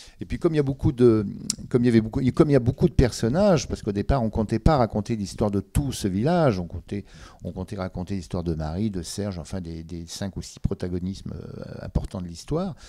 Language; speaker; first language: French; native; French